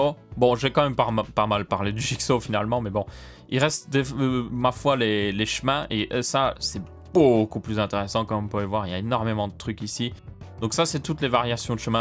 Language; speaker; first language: French; native; French